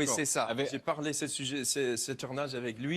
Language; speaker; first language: French; non-native, learner; English